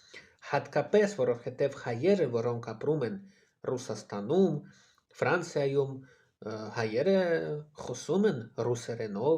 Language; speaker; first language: Armenian; non-native, fluent; Russian